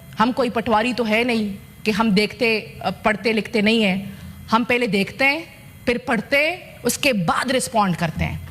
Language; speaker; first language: Urdu; non-native, local second language; Pashto